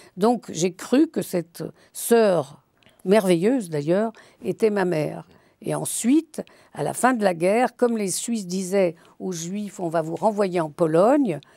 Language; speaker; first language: French; early bilingual, other home language; Yiddish